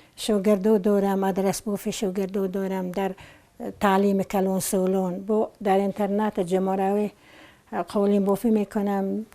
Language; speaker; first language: Tajik; non-native, local second language; Shughni